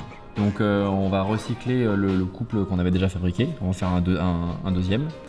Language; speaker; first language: French; native; French